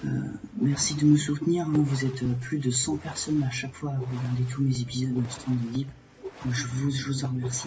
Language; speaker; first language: French; native; French